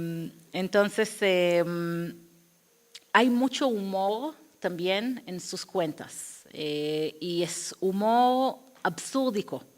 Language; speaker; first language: Spanish; non-native, fluent; Hebrew